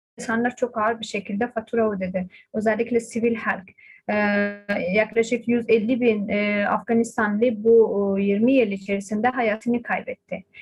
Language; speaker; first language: Turkish; non-native, fluent; Persian